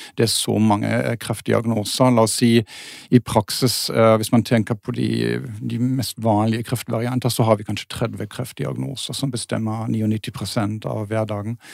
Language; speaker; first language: Norwegian; non-native, fluent; German